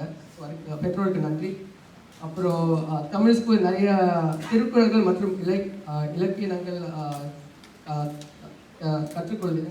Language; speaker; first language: Tamil; early bilingual, heritage; Tamil